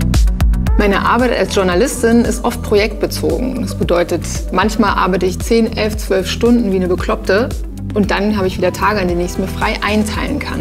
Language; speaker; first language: German; native; German